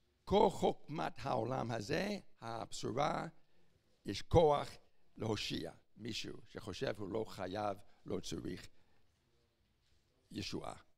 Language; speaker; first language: Hebrew; non-native, fluent; English